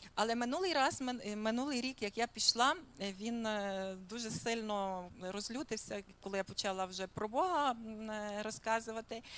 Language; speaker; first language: Ukrainian; native; Ukrainian